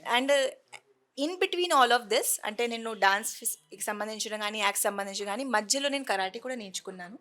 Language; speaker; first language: Telugu; non-native, fluent; Hindi